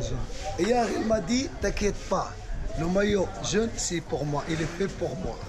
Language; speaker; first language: French; non-native, local second language; Arabic